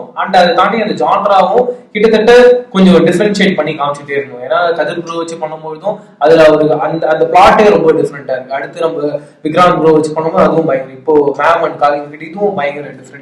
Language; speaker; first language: Tamil; native; Tamil